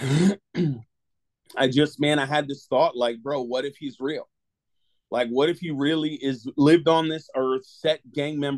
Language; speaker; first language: English; native; English